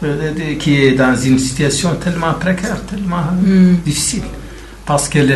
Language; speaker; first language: French; non-native, local second language; Arabic